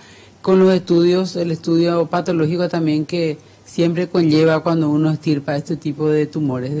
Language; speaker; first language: Spanish; native; Spanish